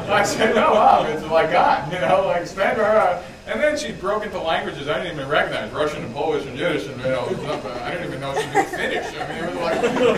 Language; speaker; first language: English; native; English